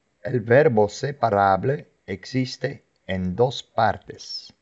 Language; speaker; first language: Spanish; non-native, fluent; Dutch